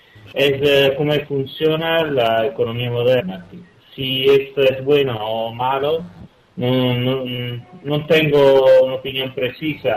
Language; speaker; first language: Spanish; non-native, fluent; Italian